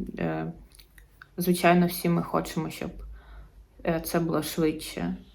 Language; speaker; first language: Ukrainian; non-native, local second language; Russian